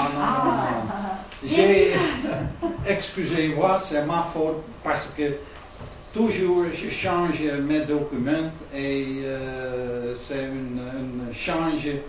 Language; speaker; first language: French; non-native, learner; Dutch